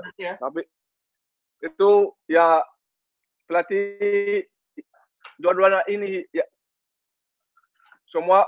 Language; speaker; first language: Indonesian; non-native, learner; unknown